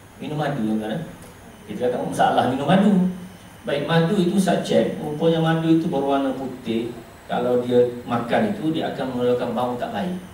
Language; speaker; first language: Malay; native; Malay